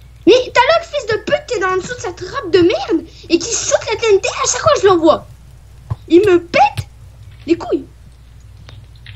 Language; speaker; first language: French; native; French